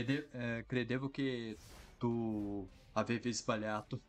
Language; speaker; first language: Italian; non-native, learner; Portuguese